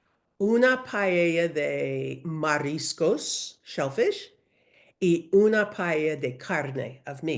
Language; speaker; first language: Spanish; non-native, learner; English